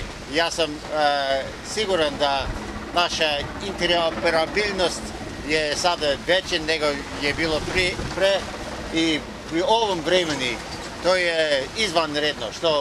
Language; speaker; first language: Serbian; non-native, learner; English